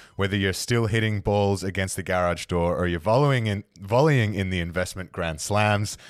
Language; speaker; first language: English; native; English